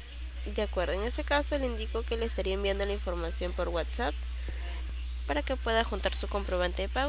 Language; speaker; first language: Spanish; native; Spanish